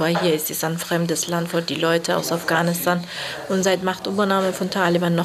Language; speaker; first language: German; non-native, fluent; Persian